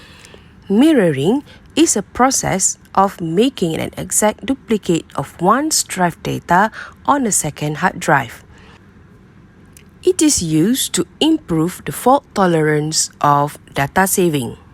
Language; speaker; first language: English; non-native, local second language; Malay